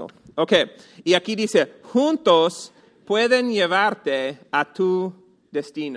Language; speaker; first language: Spanish; non-native, fluent; English